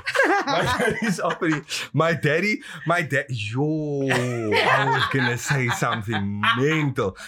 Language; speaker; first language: English; native; English